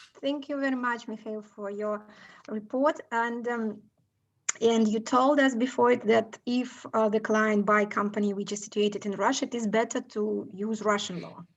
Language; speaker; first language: English; non-native, learner; Russian